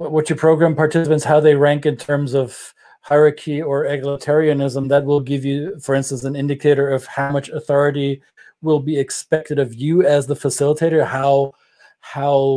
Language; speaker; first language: English; non-native, fluent; German